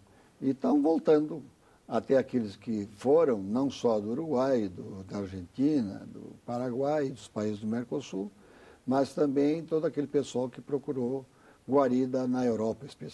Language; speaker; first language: Portuguese; native; Portuguese